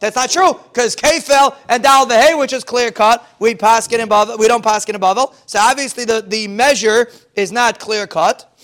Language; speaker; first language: English; native; English